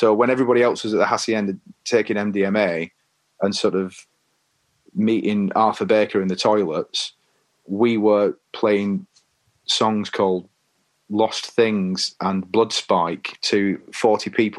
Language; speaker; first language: English; native; English